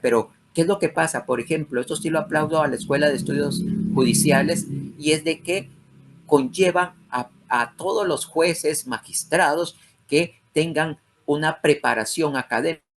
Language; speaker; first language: Spanish; native; Spanish